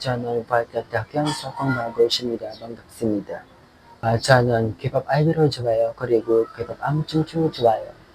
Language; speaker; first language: Korean; non-native, learner; Filipino